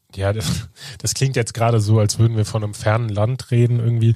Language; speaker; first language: German; native; German